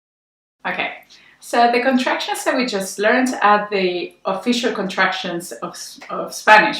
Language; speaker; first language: English; non-native, fluent; Spanish